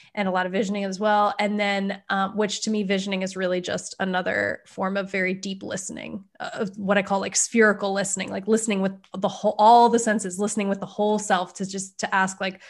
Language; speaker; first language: English; native; English